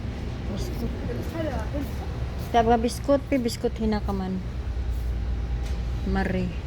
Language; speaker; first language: Arabic; non-native, learner; Filipino